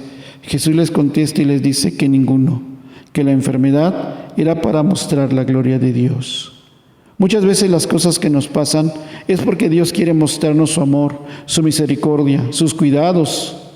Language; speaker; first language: Spanish; native; Spanish